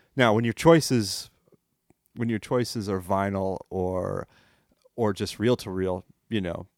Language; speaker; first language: English; non-native, fluent; French